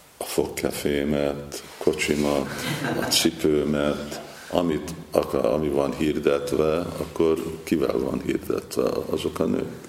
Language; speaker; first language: Hungarian; non-native, fluent; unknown